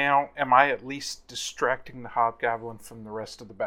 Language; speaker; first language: English; native; English